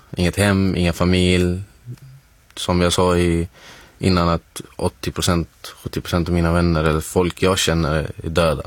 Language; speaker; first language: Swedish; non-native, fluent; Arabic